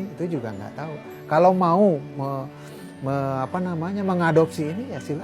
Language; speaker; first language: Indonesian; native; Indonesian